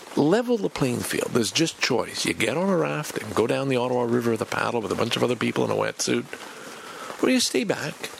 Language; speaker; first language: English; native; English